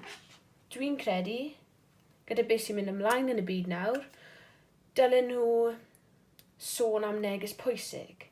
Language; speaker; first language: Welsh; non-native, local second language; English